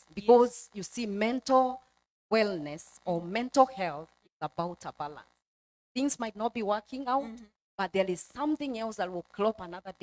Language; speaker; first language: English; non-native, local second language; Swahili